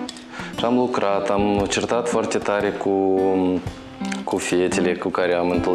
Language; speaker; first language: Romanian; non-native, local second language; Russian